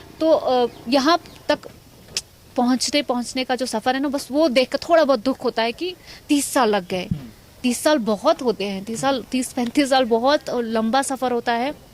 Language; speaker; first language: Hindi; non-native, local second language; Kashmiri